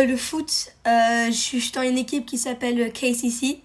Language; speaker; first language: French; early bilingual, heritage; French